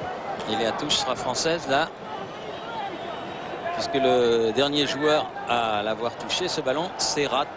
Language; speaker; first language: French; native; French